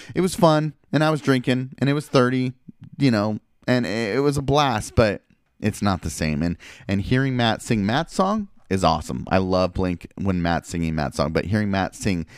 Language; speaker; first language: English; early bilingual, other home language; Spanish